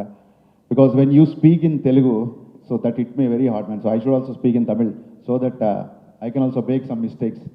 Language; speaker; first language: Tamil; non-native, learner; Telugu